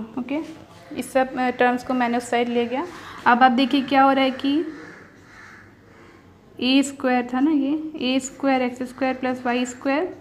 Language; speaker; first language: Hindi; native; Hindi